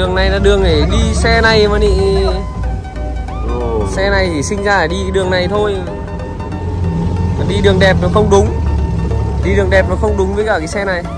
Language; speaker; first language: Vietnamese; native; Vietnamese